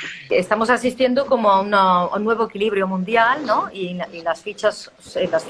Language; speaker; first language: Spanish; native; Spanish